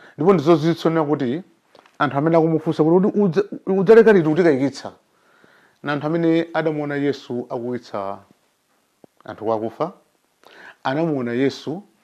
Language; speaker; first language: Nyanja; native; Nyanja